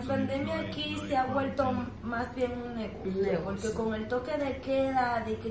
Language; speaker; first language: Spanish; native; Spanish